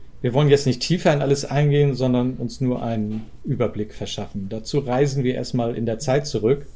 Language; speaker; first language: German; native; German